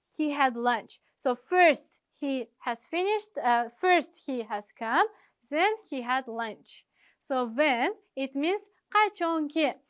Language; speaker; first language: English; non-native, fluent; Uzbek